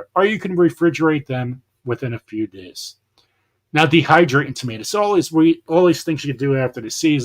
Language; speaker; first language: English; native; English